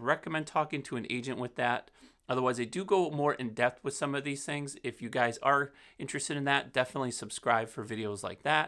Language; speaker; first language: English; native; English